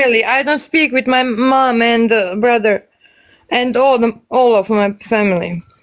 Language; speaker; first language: English; non-native, learner; Bosnian